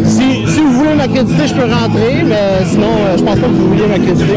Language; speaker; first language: French; native; French